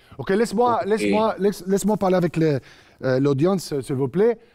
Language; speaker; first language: French; non-native, learner; Arabic